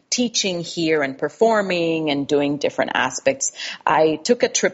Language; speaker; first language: English; non-native, fluent; Spanish